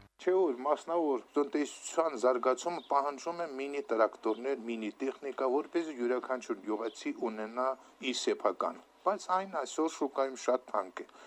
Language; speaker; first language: Armenian; native; Armenian